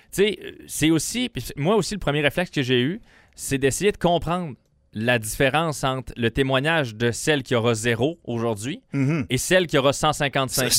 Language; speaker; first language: French; native; French